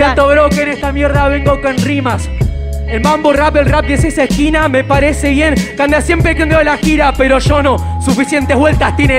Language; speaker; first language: Spanish; native; Spanish